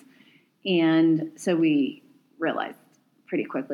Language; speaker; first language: English; native; English